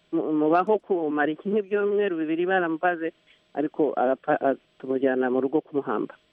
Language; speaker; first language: Kinyarwanda; early bilingual, heritage; Kinyarwanda